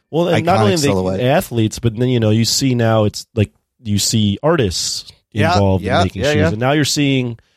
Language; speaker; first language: English; native; English